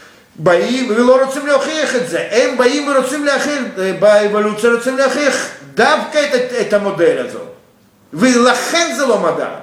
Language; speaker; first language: Hebrew; non-native, fluent; Russian